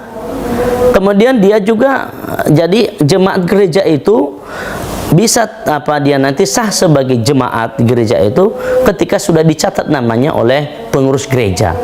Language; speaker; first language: Indonesian; non-native, local second language; Nias